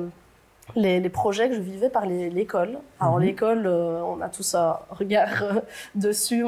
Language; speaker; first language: French; native; French